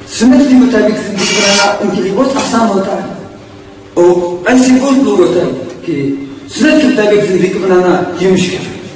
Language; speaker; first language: Urdu; non-native, local second language; Pashto